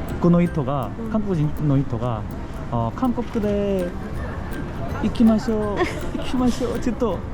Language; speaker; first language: Japanese; non-native, learner; Korean